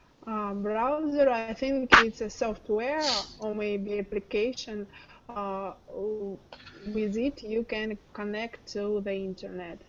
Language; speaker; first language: English; non-native, learner; Russian